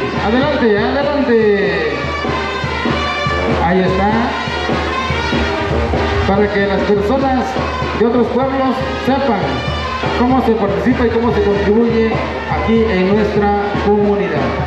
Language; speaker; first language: Spanish; native; Spanish